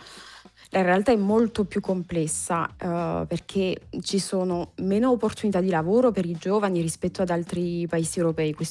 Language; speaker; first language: Italian; non-native, fluent; French